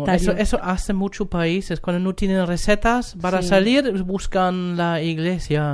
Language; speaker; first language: Spanish; non-native, fluent; German